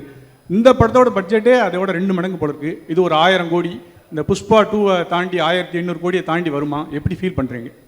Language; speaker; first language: Tamil; native; Tamil